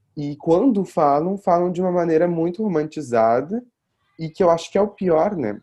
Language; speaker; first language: Portuguese; native; Portuguese